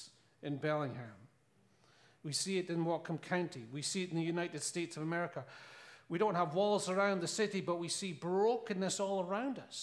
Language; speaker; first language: English; native; English